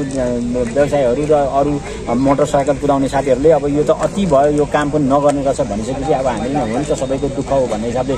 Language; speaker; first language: Nepali; native; Nepali